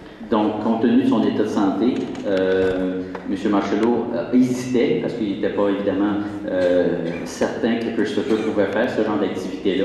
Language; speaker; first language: French; native; French